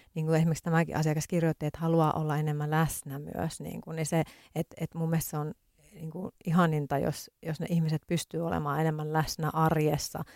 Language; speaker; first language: Finnish; native; Finnish